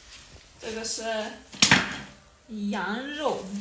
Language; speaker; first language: Chinese; non-native, fluent; Armenian